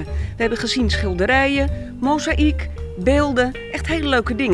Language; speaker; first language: Dutch; native; Dutch